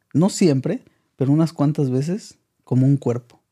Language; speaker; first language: Spanish; native; Spanish